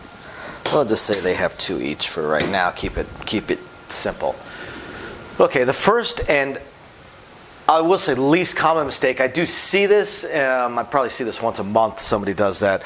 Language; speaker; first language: English; native; English